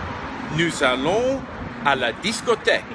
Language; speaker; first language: French; non-native, learner; English